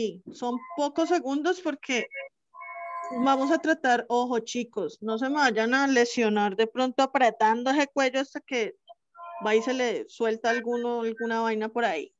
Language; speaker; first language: Spanish; native; Spanish